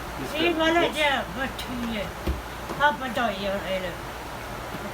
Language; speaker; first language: Hindi; non-native, learner; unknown